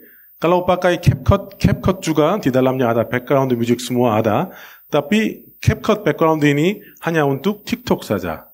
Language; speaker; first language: Indonesian; non-native, learner; Korean